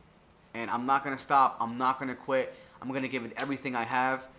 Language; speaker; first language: English; native; English